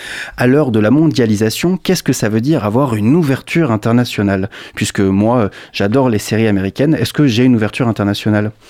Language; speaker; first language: French; native; French